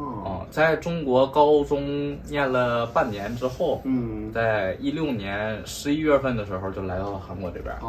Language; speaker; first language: Chinese; native; Chinese